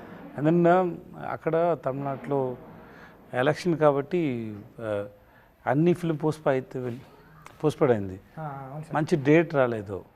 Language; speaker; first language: Telugu; non-native, learner; Tamil